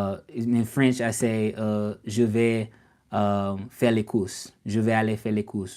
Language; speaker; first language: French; non-native, learner; English